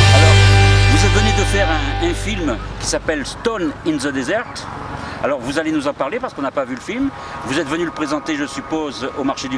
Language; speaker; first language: French; native; French